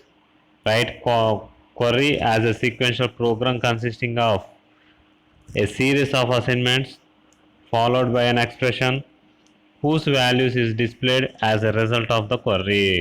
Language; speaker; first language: English; non-native, local second language; Telugu